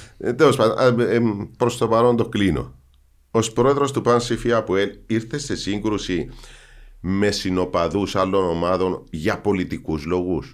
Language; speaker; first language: Greek; native; Greek